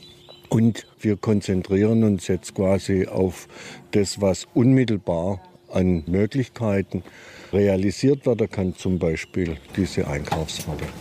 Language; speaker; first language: German; native; German